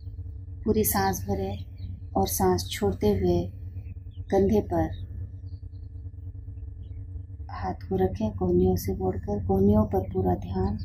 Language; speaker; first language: Hindi; native; Hindi